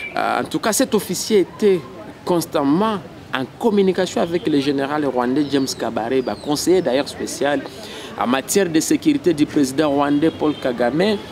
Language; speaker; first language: French; non-native, local second language; Swahili